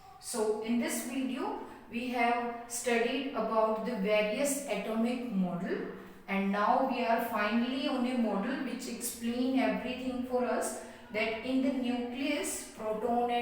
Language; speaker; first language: English; non-native, local second language; Hindi